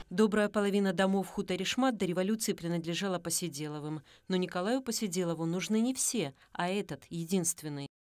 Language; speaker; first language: Russian; native; Russian